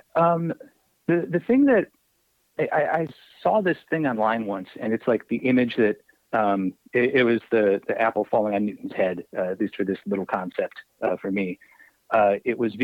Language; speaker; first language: English; native; English